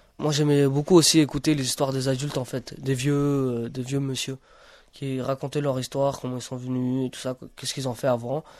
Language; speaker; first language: French; early bilingual, other home language; Romany